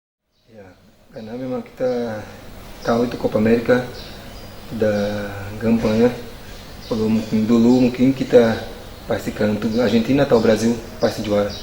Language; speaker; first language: Indonesian; non-native, fluent; Portuguese